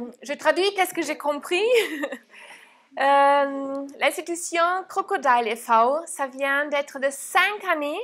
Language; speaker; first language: French; non-native, fluent; German